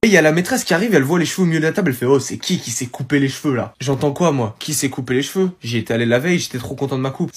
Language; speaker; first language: French; native; French